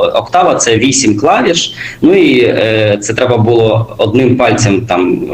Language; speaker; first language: Ukrainian; native; Ukrainian